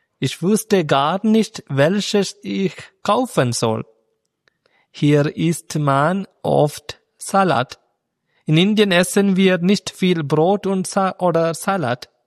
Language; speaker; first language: German; non-native, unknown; Malayalam